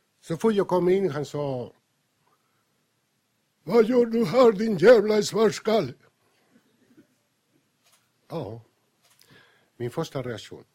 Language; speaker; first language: Swedish; non-native, fluent; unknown